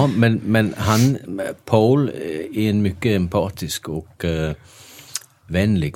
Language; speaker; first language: Swedish; non-native, fluent; Danish